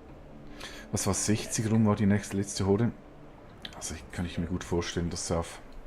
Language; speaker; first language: German; native; German